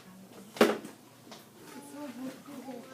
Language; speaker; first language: French; non-native, learner; English